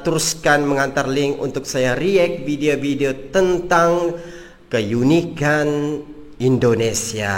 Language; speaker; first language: Malay; native; Malay